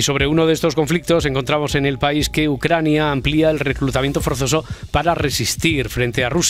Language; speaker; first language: Spanish; native; Spanish